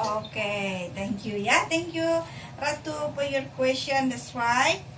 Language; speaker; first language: English; non-native, learner; Indonesian